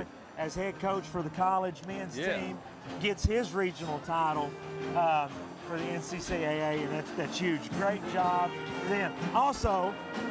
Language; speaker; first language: English; native; English